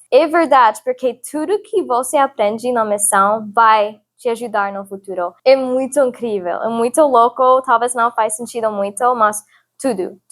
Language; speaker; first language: Portuguese; non-native, learner; English